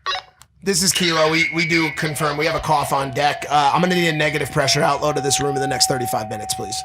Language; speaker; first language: English; native; English